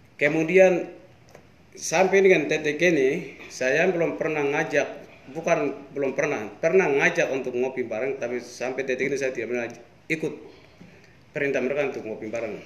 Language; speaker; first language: Indonesian; non-native, local second language; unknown